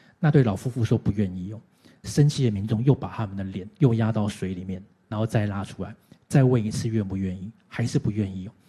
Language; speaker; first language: Chinese; native; Chinese